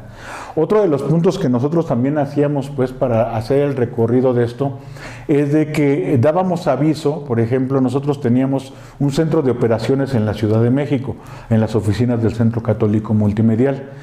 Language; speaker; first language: Spanish; native; Spanish